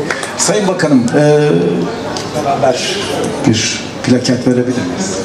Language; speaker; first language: Turkish; native; Turkish